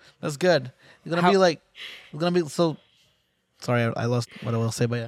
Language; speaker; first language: English; non-native, fluent; Portuguese